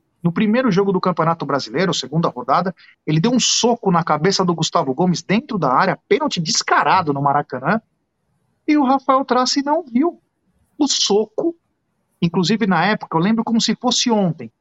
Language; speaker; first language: Portuguese; native; Portuguese